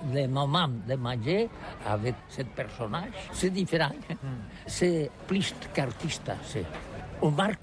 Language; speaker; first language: French; non-native, learner; Catalan